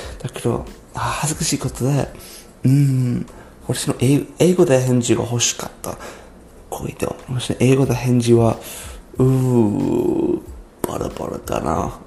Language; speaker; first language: Japanese; non-native, learner; English